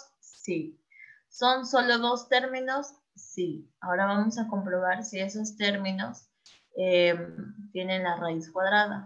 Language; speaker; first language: Spanish; native; Spanish